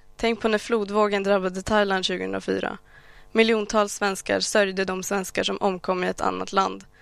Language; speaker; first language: Swedish; early bilingual, other home language; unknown